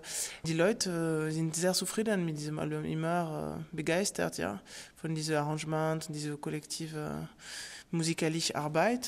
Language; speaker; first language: German; non-native, fluent; French